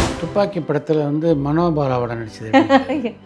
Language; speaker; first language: Tamil; native; Tamil